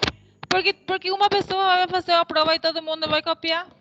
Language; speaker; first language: Portuguese; non-native, fluent; Spanish